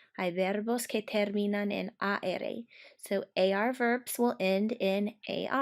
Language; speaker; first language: Spanish; non-native, fluent; English